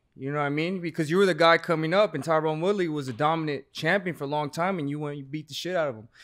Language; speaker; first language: English; native; English